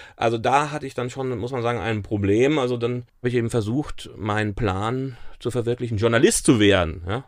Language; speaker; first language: German; native; German